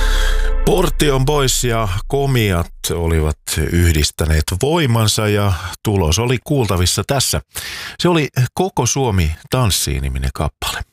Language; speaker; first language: Finnish; native; Finnish